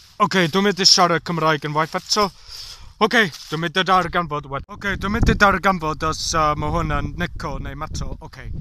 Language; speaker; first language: Welsh; non-native, learner; English